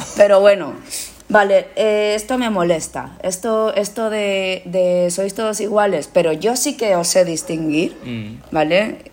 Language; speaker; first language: Spanish; early bilingual, other home language; Korean